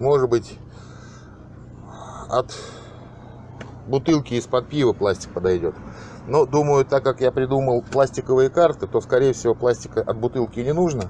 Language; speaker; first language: Russian; native; Russian